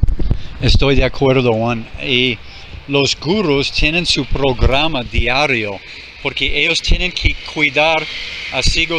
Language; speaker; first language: Spanish; non-native, fluent; English